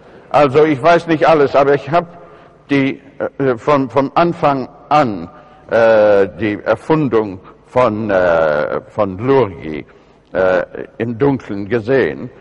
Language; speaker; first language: German; non-native, fluent; English